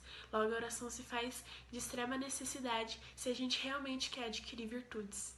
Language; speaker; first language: Portuguese; native; Portuguese